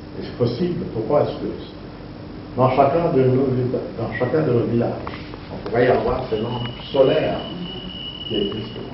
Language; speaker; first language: French; non-native, local second language; Luba-Lulua